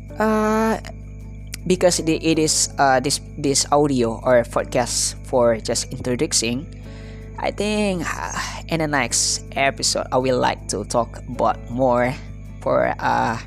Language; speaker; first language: English; non-native, learner; Indonesian